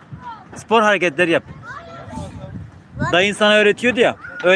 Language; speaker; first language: Turkish; native; Turkish